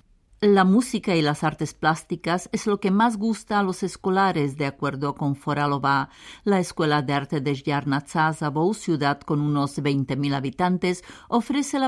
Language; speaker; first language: Spanish; non-native, fluent; Czech